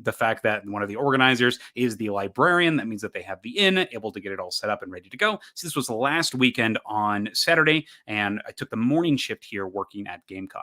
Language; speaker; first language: English; native; English